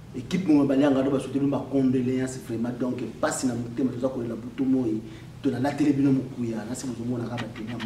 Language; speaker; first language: French; non-native, local second language; Lingala